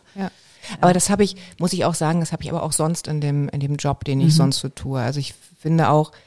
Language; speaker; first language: German; native; German